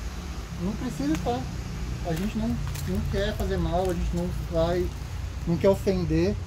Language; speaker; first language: Portuguese; native; Portuguese